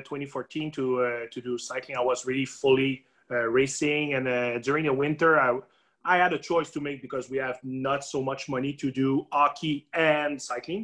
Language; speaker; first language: English; native; English